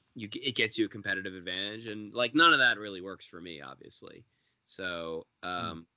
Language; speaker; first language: English; native; English